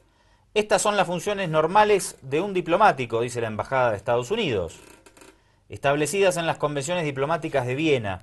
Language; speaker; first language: Spanish; native; Spanish